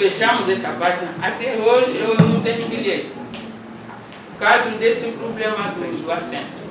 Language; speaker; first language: Portuguese; non-native, local second language; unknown